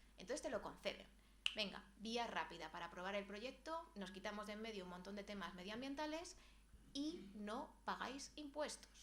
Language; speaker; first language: Spanish; native; Spanish